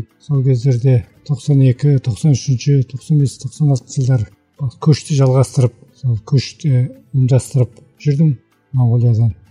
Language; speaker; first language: Kazakh; early bilingual, heritage; Kazakh